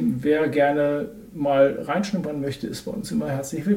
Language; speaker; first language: German; native; German